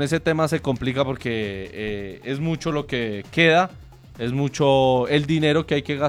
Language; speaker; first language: Spanish; native; Spanish